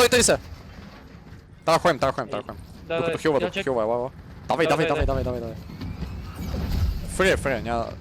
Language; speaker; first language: Bulgarian; native; Bulgarian